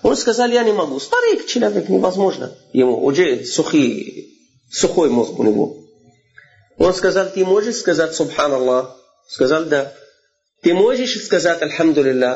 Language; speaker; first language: Russian; non-native, fluent; Arabic